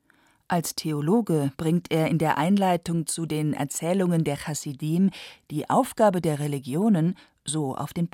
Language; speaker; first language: German; native; German